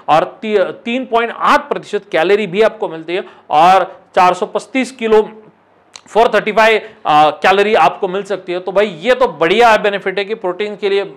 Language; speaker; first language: Hindi; non-native, local second language; Marathi